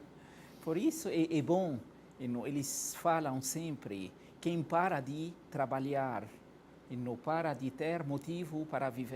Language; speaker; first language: Portuguese; non-native, fluent; Arabic